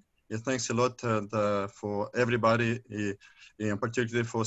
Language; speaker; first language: English; non-native, learner; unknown